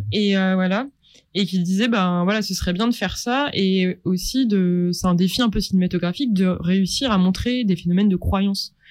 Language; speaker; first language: French; native; French